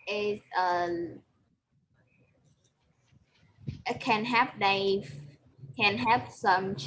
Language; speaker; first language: English; non-native, learner; Vietnamese